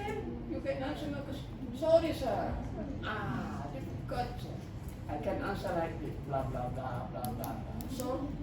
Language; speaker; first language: English; non-native, fluent; Indonesian